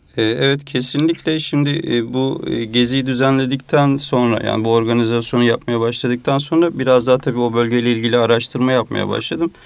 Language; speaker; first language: Turkish; native; Turkish